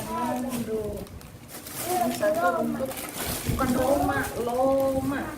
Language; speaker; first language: Malay; native; Malay